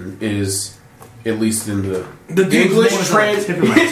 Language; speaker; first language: English; native; English